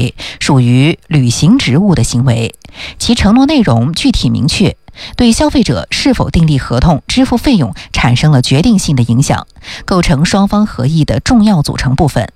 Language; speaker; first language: Chinese; native; Chinese